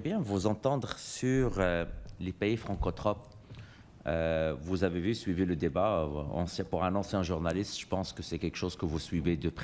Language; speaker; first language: French; native; French